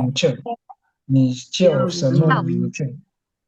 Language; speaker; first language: Chinese; non-native, learner; Indonesian